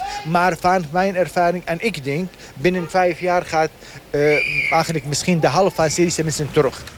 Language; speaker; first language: Dutch; non-native, learner; Arabic